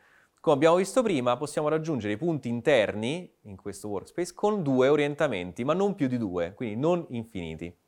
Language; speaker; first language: Italian; native; Italian